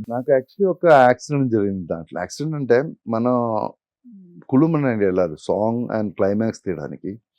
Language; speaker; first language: Telugu; non-native, fluent; Malayalam